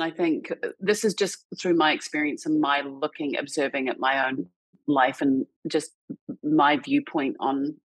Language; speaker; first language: English; native; English